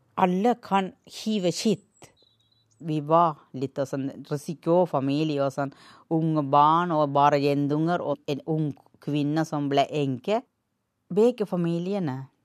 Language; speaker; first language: Norwegian; non-native, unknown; Tamil